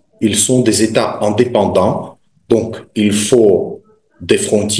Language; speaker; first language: French; non-native, fluent; Russian